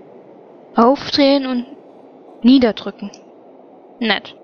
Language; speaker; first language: German; native; German